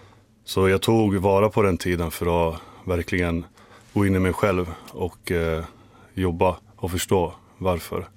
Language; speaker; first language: Swedish; early bilingual, other home language; Finnish